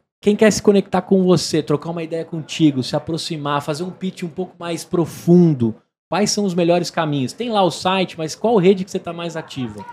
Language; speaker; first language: Portuguese; native; Portuguese